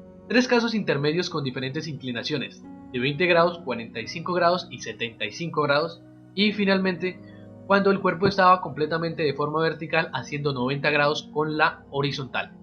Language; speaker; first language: Spanish; native; Spanish